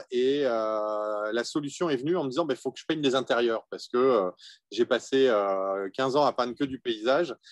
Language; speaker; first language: French; native; French